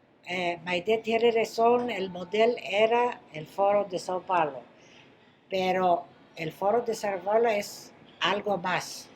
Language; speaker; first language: Spanish; non-native, fluent; Greek